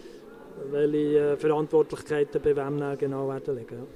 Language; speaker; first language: German; native; German